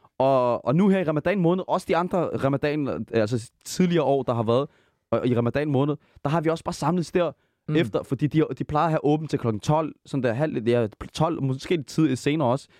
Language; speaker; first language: Danish; early bilingual, other home language; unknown